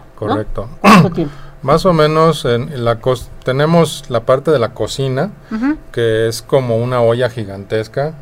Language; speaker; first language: Spanish; native; Spanish